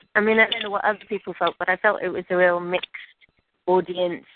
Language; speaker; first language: English; native; English